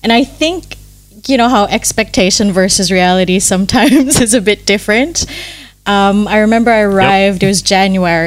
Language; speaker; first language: English; non-native, local second language; Filipino